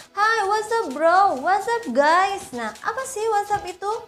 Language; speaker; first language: English; non-native, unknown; Indonesian